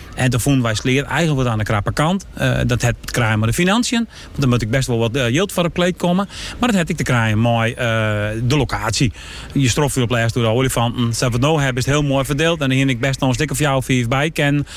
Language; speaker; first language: Dutch; non-native, local second language; Western Frisian